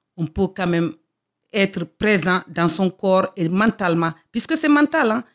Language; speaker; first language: French; non-native, local second language; Fula